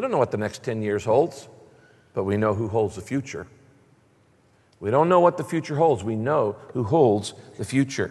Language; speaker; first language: English; native; English